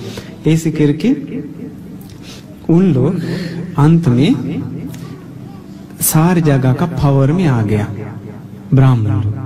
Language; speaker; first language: Hindi; non-native, fluent; Sinhala